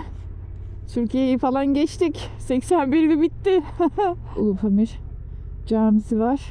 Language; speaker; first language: Turkish; native; Turkish